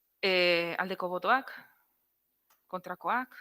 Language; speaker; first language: Basque; non-native, local second language; Spanish